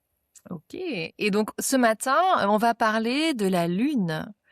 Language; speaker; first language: French; native; French